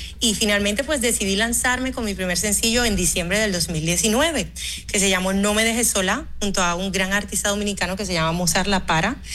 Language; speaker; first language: Spanish; early bilingual, other home language; Haitian Creole